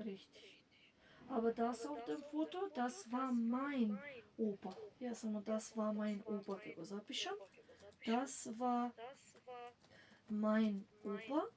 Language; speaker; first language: German; non-native, fluent; Macedonian